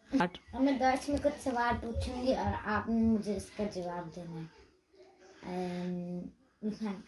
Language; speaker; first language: Hindi; early bilingual, heritage; Hindi